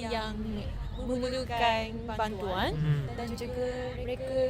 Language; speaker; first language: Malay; non-native, fluent; Japanese